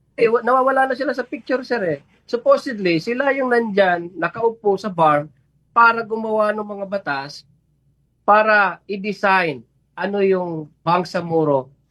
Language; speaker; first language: Filipino; non-native, local second language; Maguindanaon